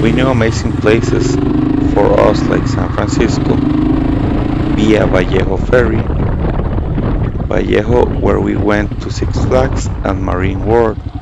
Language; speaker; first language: English; non-native, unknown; Spanish